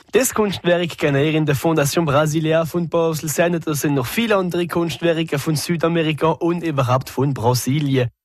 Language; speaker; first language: German; non-native, local second language; Swiss German